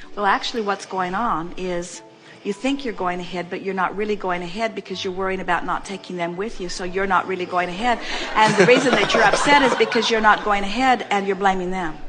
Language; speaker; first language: English; native; English